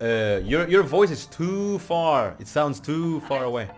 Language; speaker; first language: English; non-native, fluent; Indonesian